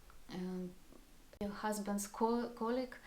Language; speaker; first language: English; non-native, learner; Russian